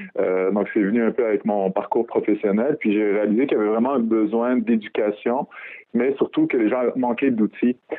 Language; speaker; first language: French; early bilingual, other home language; Arabic